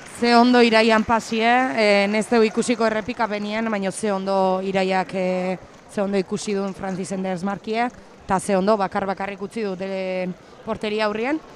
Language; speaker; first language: Basque; native; Basque